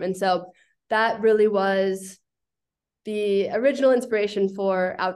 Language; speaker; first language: English; native; English